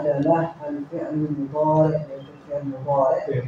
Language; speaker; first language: Arabic; non-native, learner; Indonesian